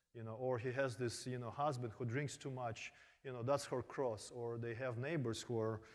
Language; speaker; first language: English; early bilingual, other home language; Korean